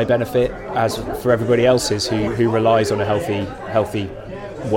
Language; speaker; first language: English; native; English